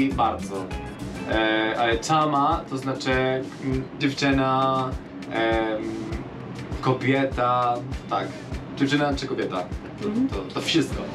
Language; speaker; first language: Polish; non-native, learner; Spanish